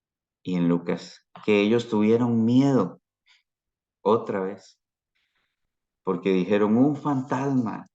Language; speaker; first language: Spanish; native; Spanish